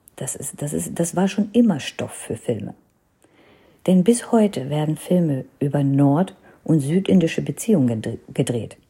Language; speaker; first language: German; non-native, fluent; Hindi